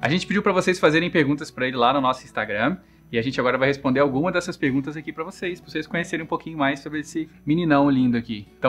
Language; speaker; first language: Portuguese; native; Portuguese